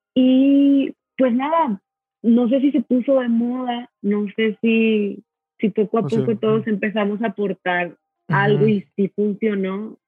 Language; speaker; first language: Spanish; native; Spanish